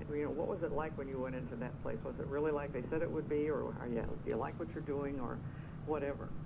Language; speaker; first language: English; native; English